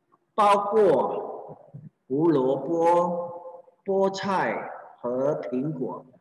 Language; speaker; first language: Chinese; non-native, fluent; Indonesian